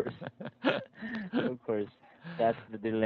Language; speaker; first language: English; non-native, fluent; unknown